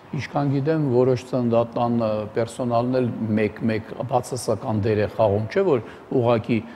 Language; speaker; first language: Armenian; native; Armenian